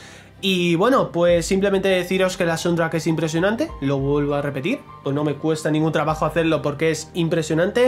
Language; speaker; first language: Spanish; native; Spanish